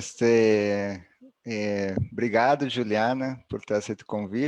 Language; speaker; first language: Portuguese; non-native, fluent; Spanish